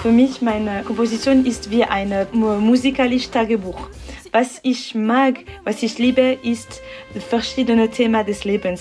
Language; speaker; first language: German; non-native, learner; French